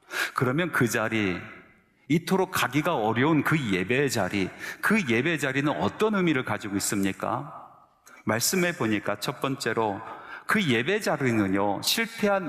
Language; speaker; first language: Korean; native; Korean